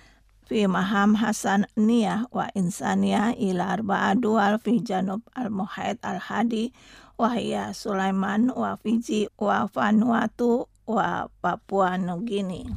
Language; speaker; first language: Arabic; non-native, fluent; Indonesian